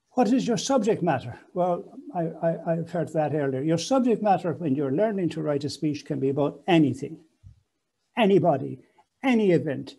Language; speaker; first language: English; native; English